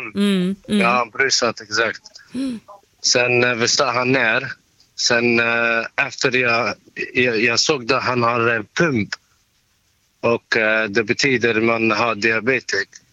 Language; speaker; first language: Swedish; non-native, learner; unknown